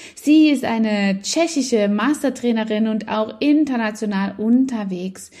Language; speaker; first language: German; native; German